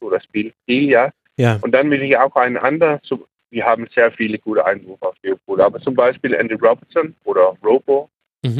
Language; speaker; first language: German; non-native, learner; Danish